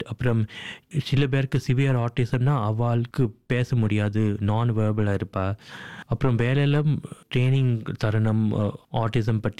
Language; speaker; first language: Tamil; early bilingual, heritage; Tamil